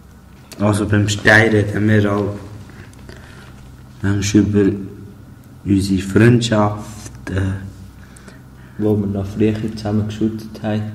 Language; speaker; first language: German; early bilingual, other home language; Albanian